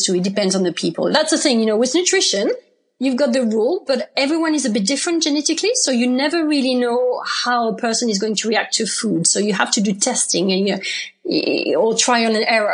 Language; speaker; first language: English; non-native, fluent; French